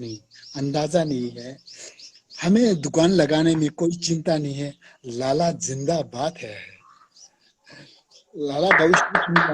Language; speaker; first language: Hindi; non-native, local second language; Tibetan